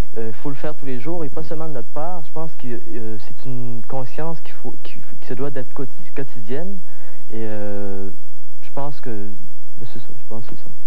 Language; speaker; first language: French; early bilingual, other home language; Haitian Creole